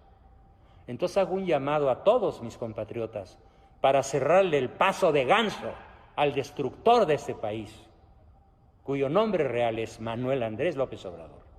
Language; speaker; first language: Spanish; native; Spanish